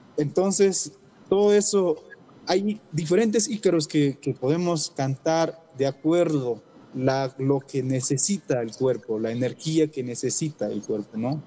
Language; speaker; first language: Spanish; non-native, local second language; Shipibo-Conibo